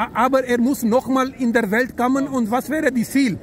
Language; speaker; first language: German; non-native, learner; Urdu